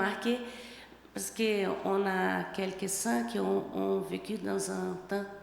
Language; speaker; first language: French; non-native, fluent; Portuguese